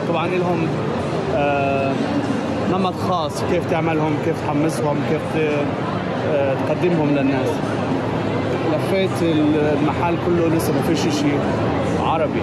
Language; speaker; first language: English; non-native, learner; Arabic